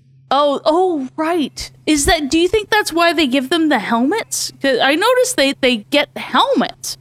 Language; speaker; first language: English; native; English